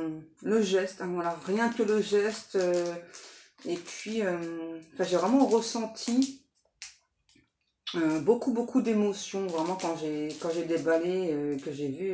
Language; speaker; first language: French; native; French